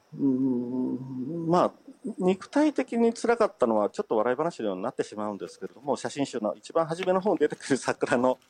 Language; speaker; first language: Japanese; native; Japanese